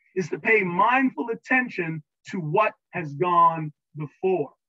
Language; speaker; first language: English; native; English